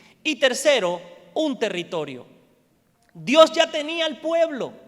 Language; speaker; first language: Spanish; native; Spanish